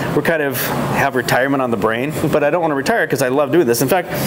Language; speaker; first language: English; native; English